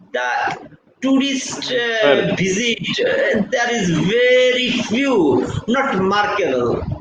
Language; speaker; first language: English; non-native, fluent; Bangla